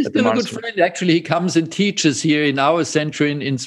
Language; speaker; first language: English; non-native, fluent; German